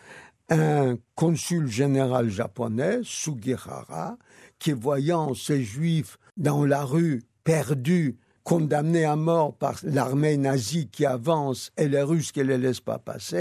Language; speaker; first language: French; non-native, fluent; Yiddish